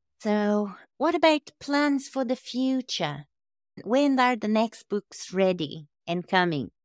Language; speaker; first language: English; non-native, fluent; Portuguese